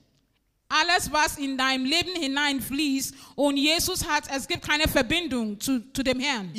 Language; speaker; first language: German; non-native, fluent; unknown